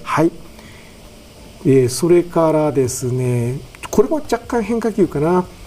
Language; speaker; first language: Japanese; native; Japanese